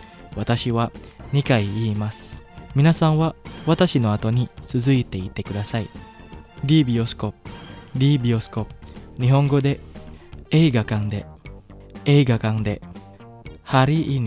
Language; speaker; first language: Japanese; non-native, fluent; Indonesian